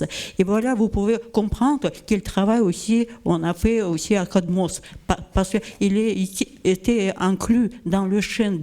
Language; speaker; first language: French; non-native, learner; Russian